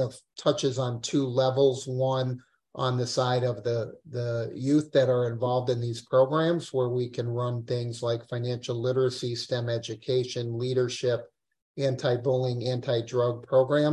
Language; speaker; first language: English; native; English